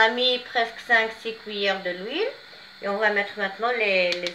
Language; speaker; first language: French; non-native, fluent; Arabic